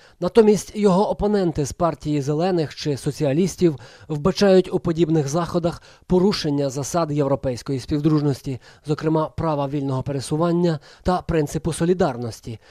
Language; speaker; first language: Ukrainian; native; Ukrainian